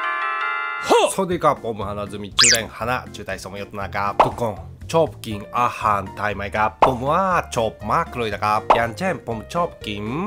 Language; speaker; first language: Thai; non-native, learner; Japanese